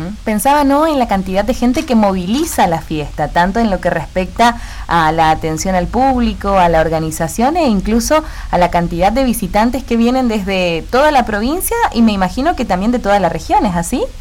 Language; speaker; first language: Spanish; native; Spanish